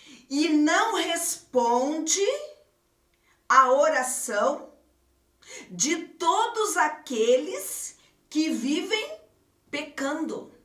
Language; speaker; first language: Portuguese; native; Portuguese